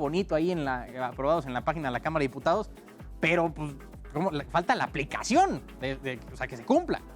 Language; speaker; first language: Spanish; native; Spanish